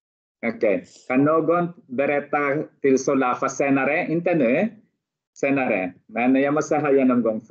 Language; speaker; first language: Swedish; non-native, fluent; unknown